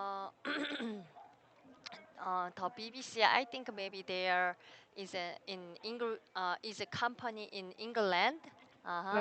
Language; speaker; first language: English; non-native, learner; Korean